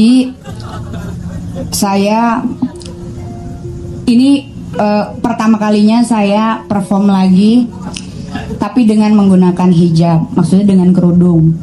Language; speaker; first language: Indonesian; native; Indonesian